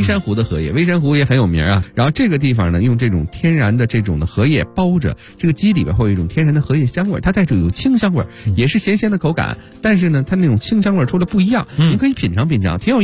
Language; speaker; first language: Chinese; native; Chinese